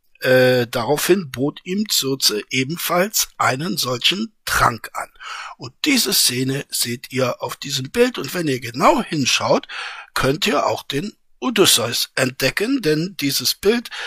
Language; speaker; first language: German; native; German